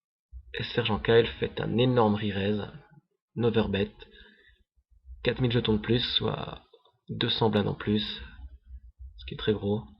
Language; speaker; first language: French; native; French